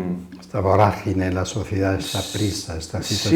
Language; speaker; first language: Spanish; native; Spanish